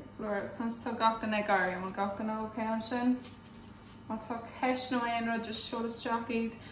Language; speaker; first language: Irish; non-native, local second language; English